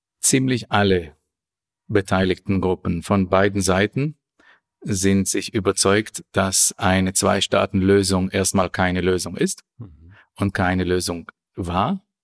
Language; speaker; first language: German; non-native, fluent; Hebrew